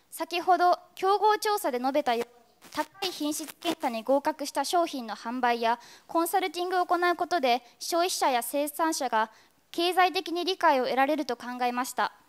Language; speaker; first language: Japanese; native; Japanese